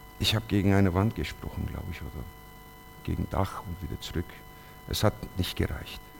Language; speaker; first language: German; early bilingual, other home language; Turkish